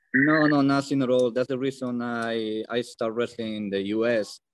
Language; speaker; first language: English; non-native, learner; Spanish